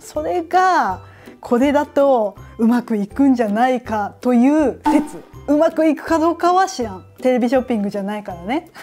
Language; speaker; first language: Japanese; native; Japanese